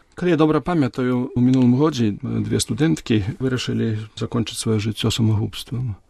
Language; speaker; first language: Belarusian; non-native, local second language; Polish